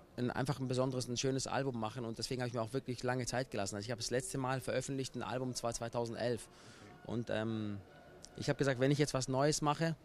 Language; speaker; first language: German; native; German